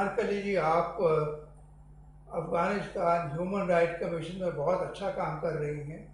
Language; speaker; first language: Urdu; non-native, fluent; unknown